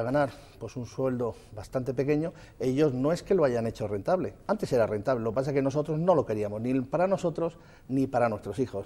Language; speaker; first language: Spanish; native; Spanish